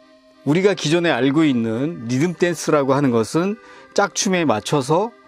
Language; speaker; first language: Korean; native; Korean